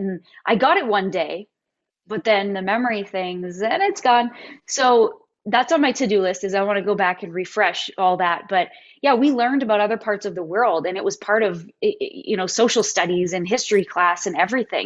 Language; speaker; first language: English; native; English